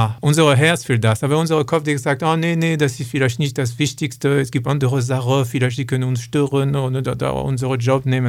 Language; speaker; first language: German; non-native, learner; French